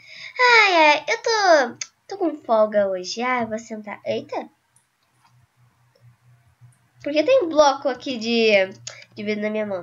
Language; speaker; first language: Portuguese; native; Portuguese